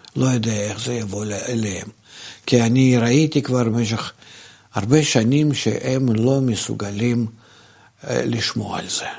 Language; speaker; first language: Hebrew; non-native, fluent; Russian